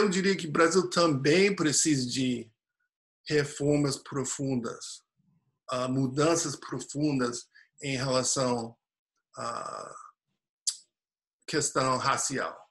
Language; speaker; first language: Portuguese; non-native, fluent; English